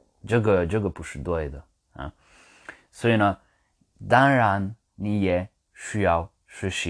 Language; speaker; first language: Chinese; non-native, learner; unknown